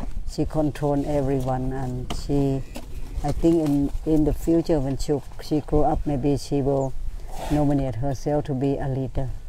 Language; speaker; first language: English; non-native, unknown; Thai